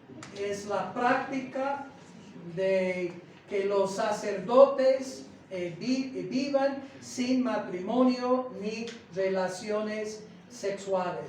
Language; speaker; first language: Spanish; non-native, fluent; English